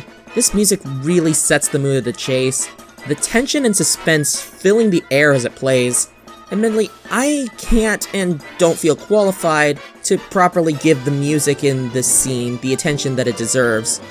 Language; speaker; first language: English; native; English